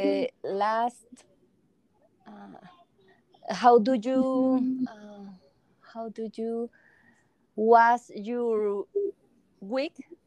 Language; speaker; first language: English; non-native, learner; Spanish